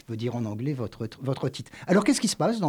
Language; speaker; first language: French; native; French